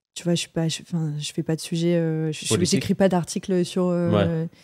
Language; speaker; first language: French; native; French